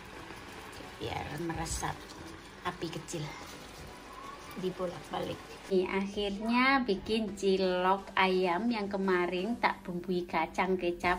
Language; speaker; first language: Indonesian; non-native, local second language; Javanese